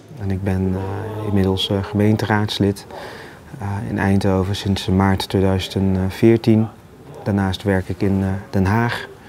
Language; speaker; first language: Dutch; early bilingual, other home language; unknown